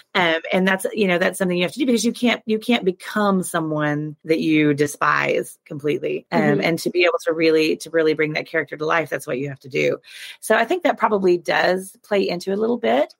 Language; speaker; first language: English; native; English